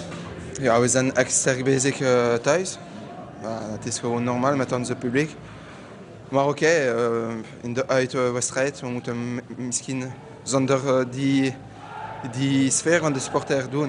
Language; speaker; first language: Dutch; non-native, local second language; French